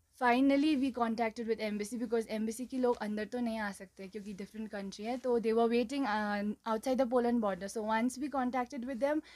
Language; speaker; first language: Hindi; non-native, local second language; Nepali